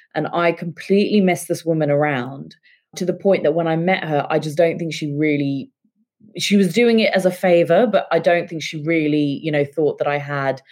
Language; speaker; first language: English; native; English